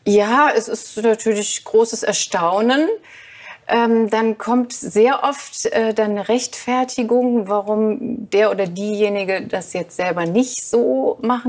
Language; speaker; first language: German; native; German